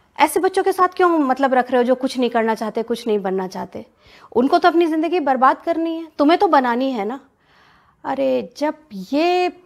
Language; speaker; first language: Hindi; native; Hindi